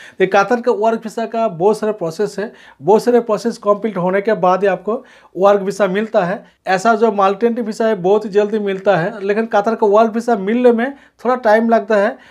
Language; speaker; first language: Hindi; non-native, local second language; Bangla